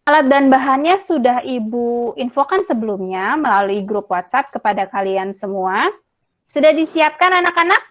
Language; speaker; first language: Indonesian; native; Indonesian